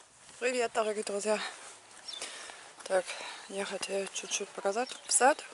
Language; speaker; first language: Russian; non-native, learner; German